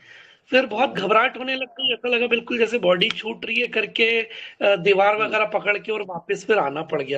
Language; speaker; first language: Hindi; native; Hindi